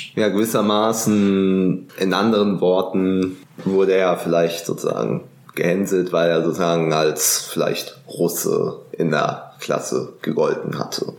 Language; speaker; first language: German; early bilingual, other home language; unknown